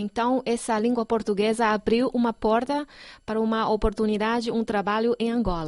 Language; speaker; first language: Portuguese; non-native, fluent; Chinese